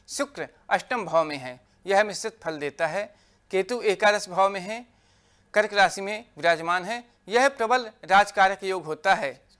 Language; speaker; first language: Hindi; native; Hindi